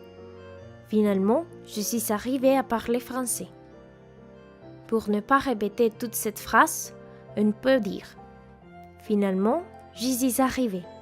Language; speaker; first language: French; non-native, fluent; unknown